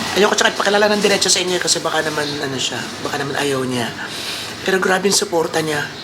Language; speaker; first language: Filipino; native; Filipino